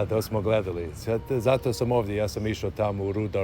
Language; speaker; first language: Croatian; early bilingual, heritage; English